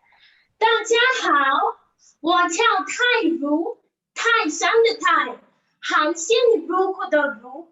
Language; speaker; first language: Chinese; non-native, learner; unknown